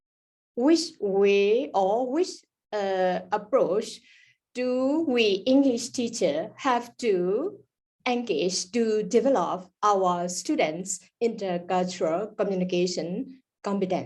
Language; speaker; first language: English; non-native, fluent; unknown